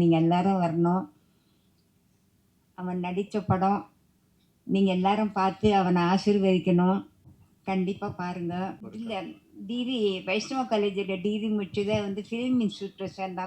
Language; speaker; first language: Tamil; native; Tamil